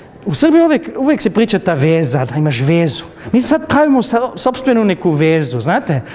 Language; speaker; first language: Serbian; non-native, fluent; German